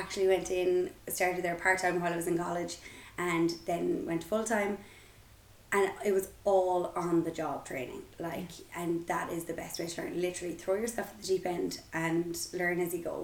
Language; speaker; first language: English; native; English